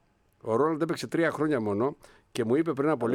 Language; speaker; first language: Greek; native; Greek